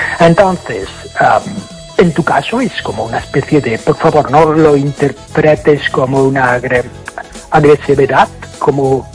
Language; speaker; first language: Spanish; non-native, fluent; English